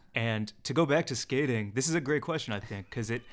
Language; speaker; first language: English; native; English